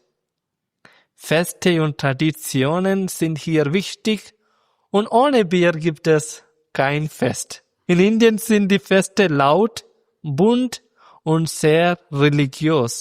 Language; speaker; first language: German; non-native, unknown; Malayalam